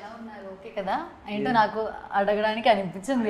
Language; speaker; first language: Telugu; non-native, learner; Malayalam